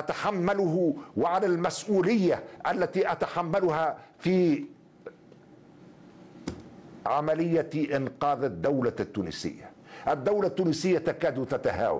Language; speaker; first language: Arabic; native; Arabic